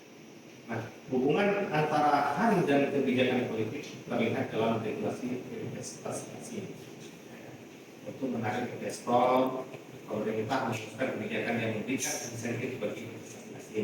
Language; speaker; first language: Indonesian; native; Indonesian